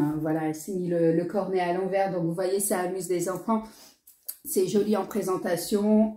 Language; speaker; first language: French; native; French